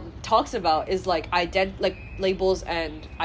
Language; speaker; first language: English; non-native, local second language; Cantonese